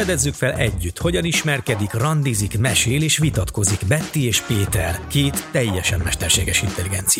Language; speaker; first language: Hungarian; native; Hungarian